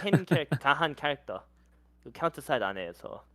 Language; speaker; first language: Korean; early bilingual, heritage; Korean